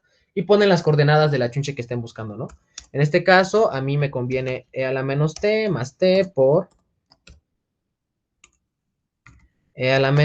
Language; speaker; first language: Spanish; native; Spanish